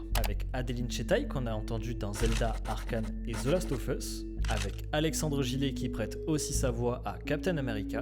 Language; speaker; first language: French; native; French